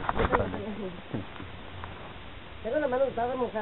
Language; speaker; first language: Spanish; native; Spanish